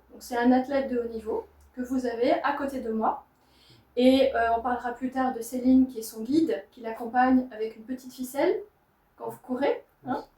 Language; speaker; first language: French; native; French